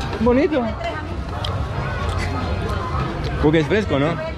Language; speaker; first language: Spanish; non-native, learner; Greek